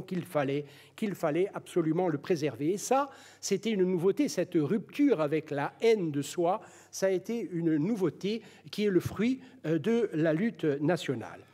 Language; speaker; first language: French; native; French